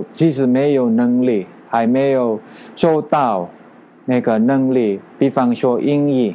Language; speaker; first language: Chinese; non-native, learner; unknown